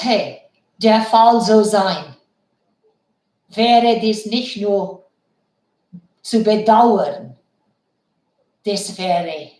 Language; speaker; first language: German; non-native, fluent; Bangla